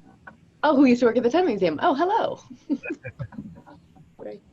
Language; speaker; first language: English; native; English